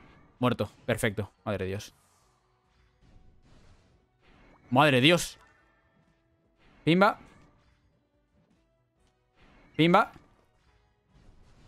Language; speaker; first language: Spanish; native; Spanish